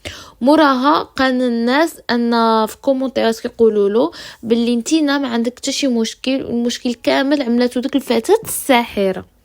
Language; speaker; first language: Arabic; native; Arabic